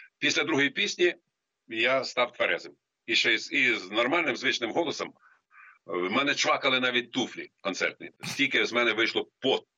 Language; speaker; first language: Ukrainian; native; Ukrainian